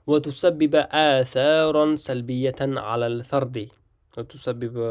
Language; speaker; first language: Arabic; non-native, fluent; Uzbek